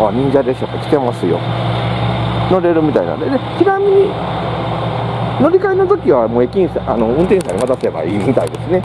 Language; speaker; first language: Japanese; native; Japanese